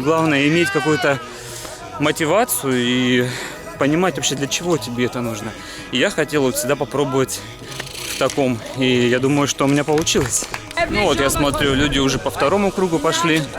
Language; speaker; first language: Russian; native; Russian